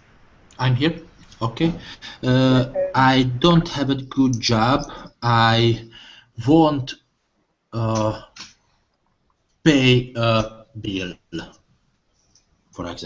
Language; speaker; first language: English; non-native, learner; Hungarian